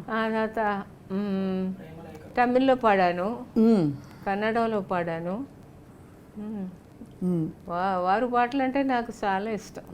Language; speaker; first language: Telugu; non-native, local second language; Tamil